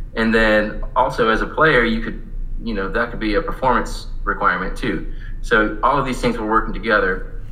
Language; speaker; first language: English; native; English